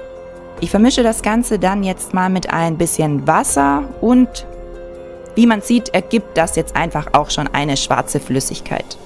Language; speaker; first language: German; native; German